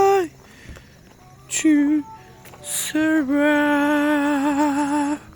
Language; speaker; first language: English; non-native, learner; Nepali